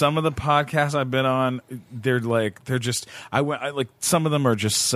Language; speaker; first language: English; native; English